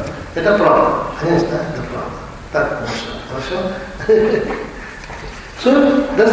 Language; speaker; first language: Russian; non-native, learner; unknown